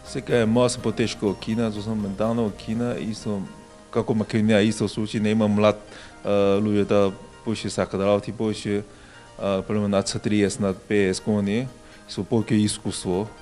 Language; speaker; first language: Macedonian; non-native, learner; Chinese